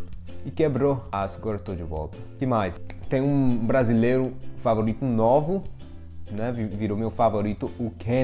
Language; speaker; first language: Portuguese; non-native, fluent; English